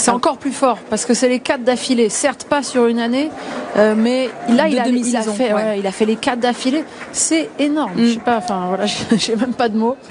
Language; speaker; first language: French; native; French